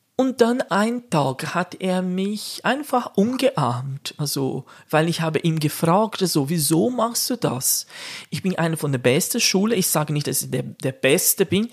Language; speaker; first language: German; non-native, fluent; Portuguese